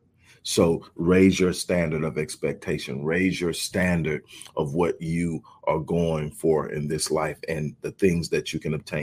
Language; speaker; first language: English; native; English